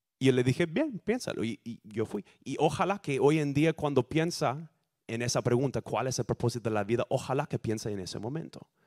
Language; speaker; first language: Spanish; non-native, fluent; English